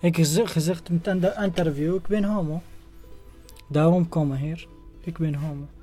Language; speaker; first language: Dutch; non-native, learner; Arabic